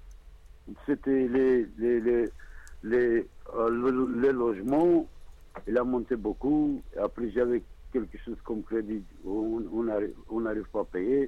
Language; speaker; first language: French; non-native, learner; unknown